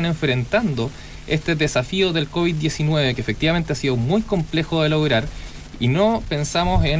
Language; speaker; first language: Spanish; native; Spanish